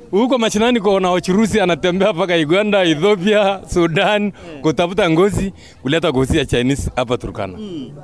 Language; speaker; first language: Swahili; non-native, local second language; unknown